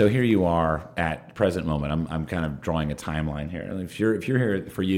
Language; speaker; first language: English; native; English